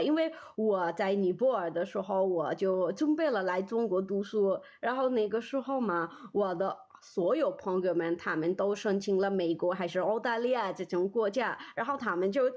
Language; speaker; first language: Chinese; non-native, fluent; Nepali